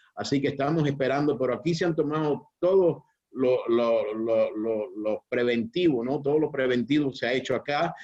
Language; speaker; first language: Spanish; early bilingual, heritage; Spanish